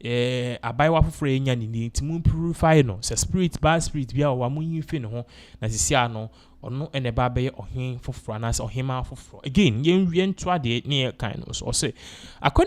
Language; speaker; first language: English; non-native, local second language; Akan